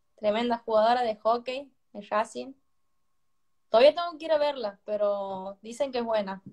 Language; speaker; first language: Spanish; native; Spanish